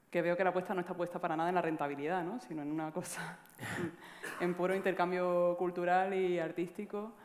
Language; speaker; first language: Spanish; native; Spanish